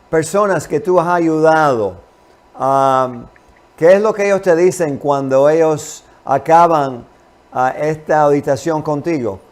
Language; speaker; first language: Spanish; non-native, fluent; English